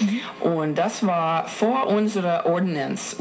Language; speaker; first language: German; non-native, fluent; English